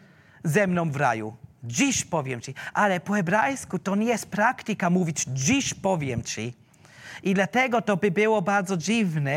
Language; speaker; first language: Polish; non-native, learner; German